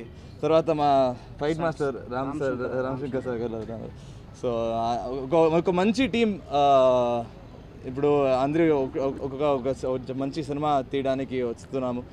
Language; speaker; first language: Telugu; non-native, learner; Kannada